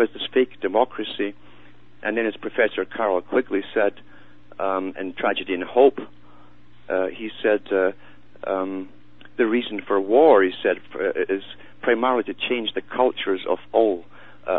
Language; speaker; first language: English; native; English